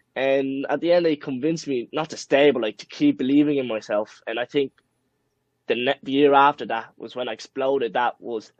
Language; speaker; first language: English; early bilingual, other home language; Spanish